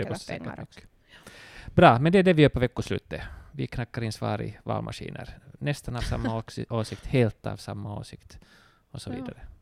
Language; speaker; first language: Swedish; native; Swedish